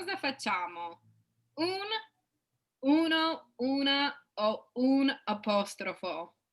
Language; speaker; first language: Italian; non-native, fluent; English